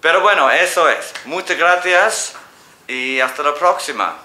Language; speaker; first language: Spanish; non-native, fluent; English